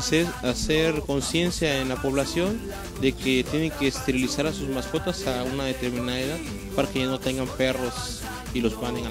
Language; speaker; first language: Spanish; native; Spanish